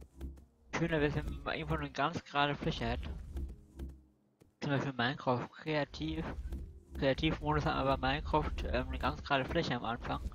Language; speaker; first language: German; native; German